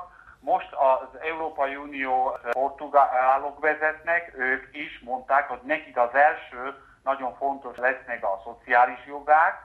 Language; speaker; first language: Hungarian; early bilingual, heritage; Hungarian